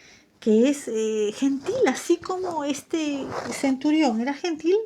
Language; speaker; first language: Spanish; native; Spanish